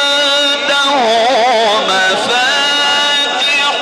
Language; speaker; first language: Arabic; native; Arabic